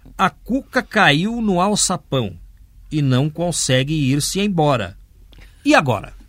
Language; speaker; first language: Portuguese; native; Portuguese